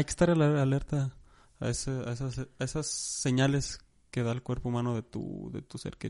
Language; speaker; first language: Spanish; native; Spanish